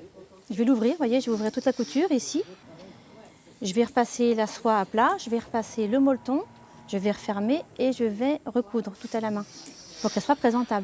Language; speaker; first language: French; native; French